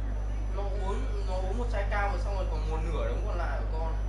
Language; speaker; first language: Vietnamese; native; Vietnamese